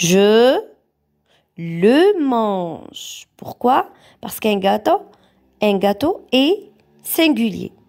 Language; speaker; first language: French; non-native, local second language; Arabic